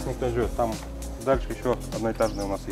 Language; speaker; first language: Russian; native; Russian